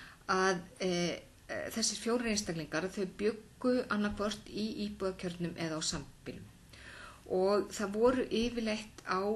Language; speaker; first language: Icelandic; native; Icelandic